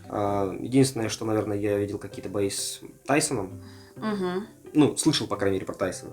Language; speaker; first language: Russian; native; Russian